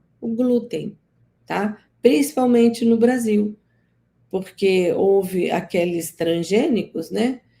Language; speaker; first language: Portuguese; native; Portuguese